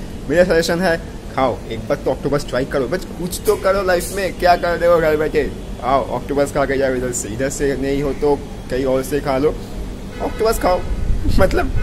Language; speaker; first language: Hindi; non-native, local second language; Bangla